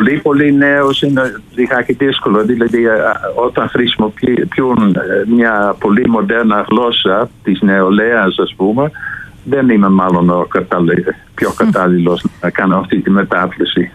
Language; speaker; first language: Greek; non-native, fluent; Dutch